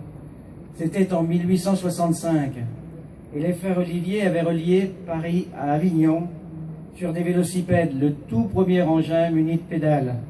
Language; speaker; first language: French; native; French